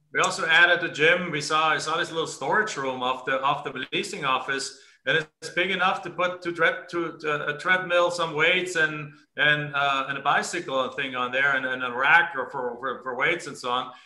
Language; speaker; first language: English; non-native, fluent; German